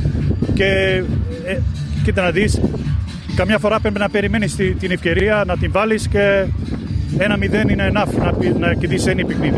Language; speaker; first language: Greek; early bilingual, heritage; Greek